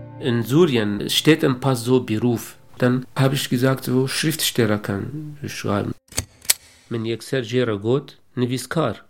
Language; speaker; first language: German; non-native, local second language; Kurdish